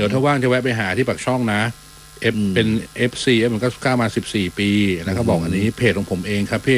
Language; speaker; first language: Thai; native; Thai